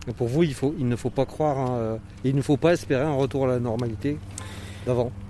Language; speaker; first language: French; native; French